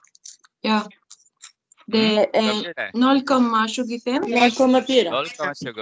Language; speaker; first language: Swedish; non-native, learner; Arabic